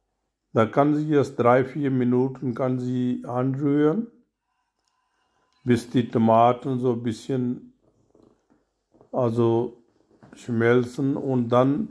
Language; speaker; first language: German; non-native, learner; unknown